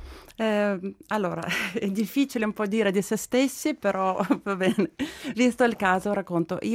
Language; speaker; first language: Italian; non-native, fluent; Ukrainian